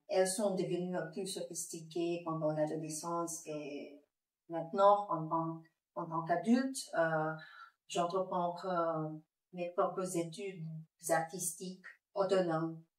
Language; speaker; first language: French; non-native, fluent; Filipino